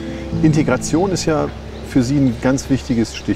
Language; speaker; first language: German; native; German